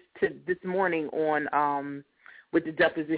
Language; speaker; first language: English; native; English